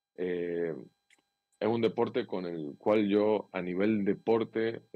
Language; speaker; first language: Spanish; native; Spanish